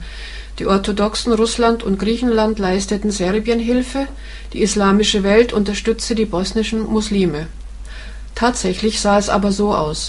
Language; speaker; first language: German; native; German